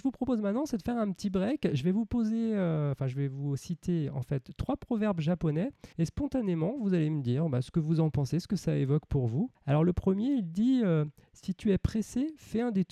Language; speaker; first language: French; native; French